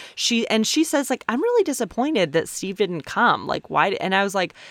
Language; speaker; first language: English; native; English